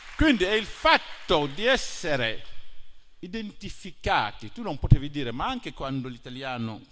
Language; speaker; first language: Italian; non-native, fluent; Wolof